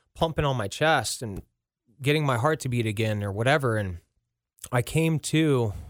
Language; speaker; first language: English; native; English